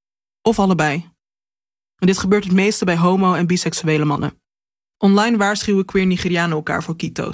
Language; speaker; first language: Dutch; native; Dutch